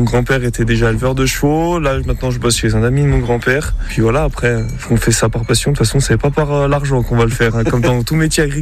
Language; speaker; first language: French; native; French